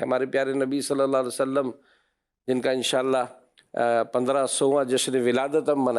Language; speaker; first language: Urdu; native; Urdu